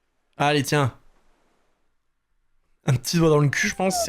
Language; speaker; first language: French; native; French